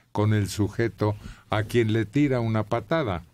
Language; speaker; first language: Spanish; native; Spanish